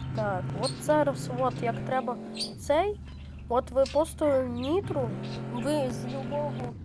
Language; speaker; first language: Ukrainian; non-native, local second language; Russian